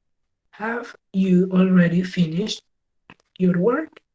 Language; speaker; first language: English; non-native, learner; Spanish